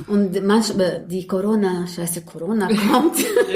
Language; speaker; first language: German; non-native, learner; Arabic